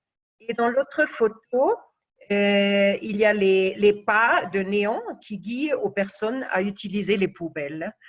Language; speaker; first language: French; non-native, fluent; Spanish